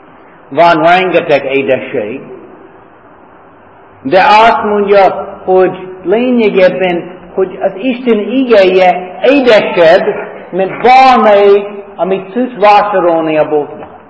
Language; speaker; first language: Hungarian; non-native, fluent; English